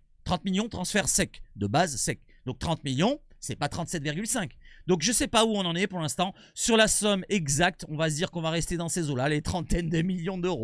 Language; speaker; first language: French; native; French